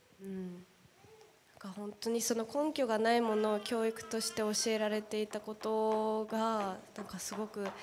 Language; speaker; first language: Japanese; native; Japanese